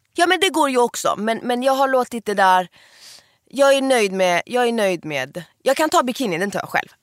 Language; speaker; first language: Swedish; early bilingual, other home language; Persian